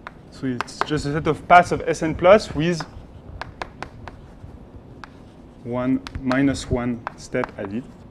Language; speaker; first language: English; non-native, fluent; French